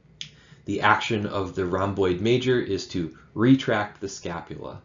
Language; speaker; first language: English; native; English